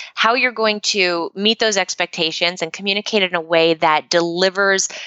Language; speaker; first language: English; native; English